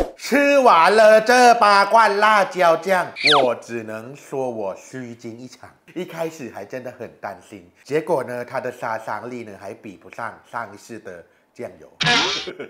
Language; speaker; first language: Chinese; non-native, fluent; Thai